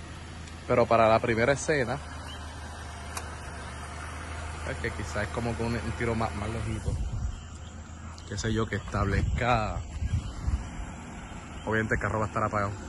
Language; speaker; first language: Spanish; native; Spanish